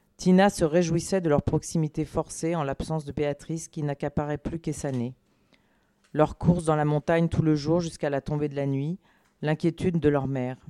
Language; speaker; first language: French; native; French